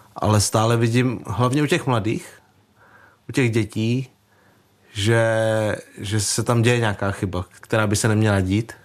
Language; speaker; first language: Czech; early bilingual, other home language; Vietnamese